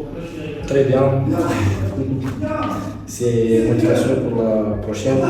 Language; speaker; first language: French; non-native, learner; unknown